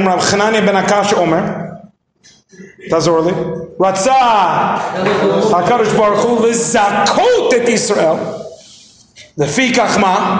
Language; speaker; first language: Hebrew; non-native, fluent; English